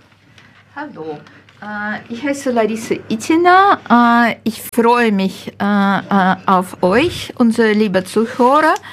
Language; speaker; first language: German; non-native, fluent; Ukrainian